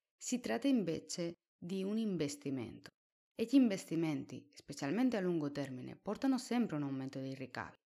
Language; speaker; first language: Italian; non-native, fluent; Spanish